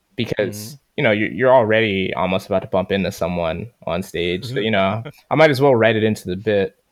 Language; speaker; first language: English; native; English